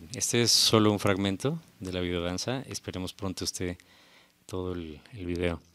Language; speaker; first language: Spanish; native; Spanish